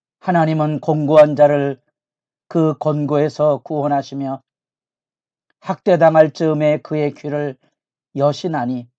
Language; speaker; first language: Korean; native; Korean